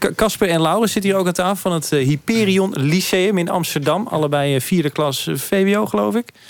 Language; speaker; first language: Dutch; native; Dutch